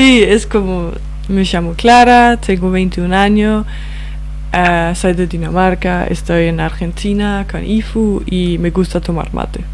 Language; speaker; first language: Spanish; non-native, fluent; Danish